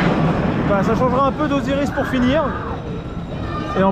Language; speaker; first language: French; native; French